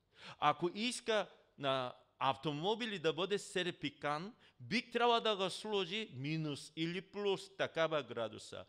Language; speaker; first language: Bulgarian; non-native, learner; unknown